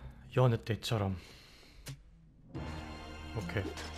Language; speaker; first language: Korean; non-native, fluent; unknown